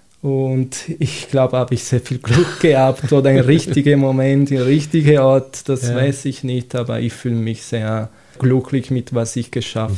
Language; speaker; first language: German; non-native, fluent; Italian